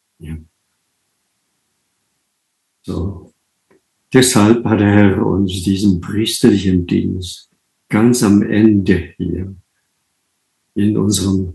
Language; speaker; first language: German; non-native, fluent; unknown